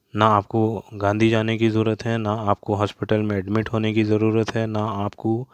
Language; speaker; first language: Hindi; non-native, local second language; Urdu